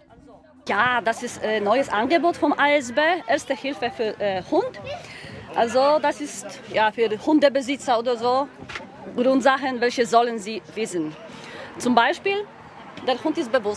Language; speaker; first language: German; non-native, learner; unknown